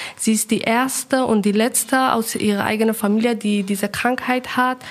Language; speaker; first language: German; non-native, fluent; Persian